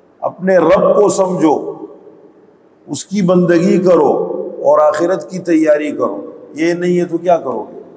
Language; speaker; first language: Urdu; non-native, local second language; Pashto